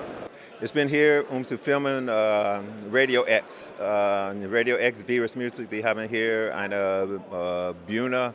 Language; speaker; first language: German; non-native, learner; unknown